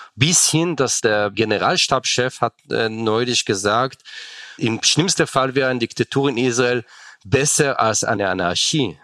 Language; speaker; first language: German; non-native, fluent; Hebrew